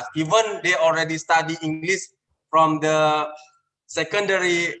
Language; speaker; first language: English; non-native, learner; Indonesian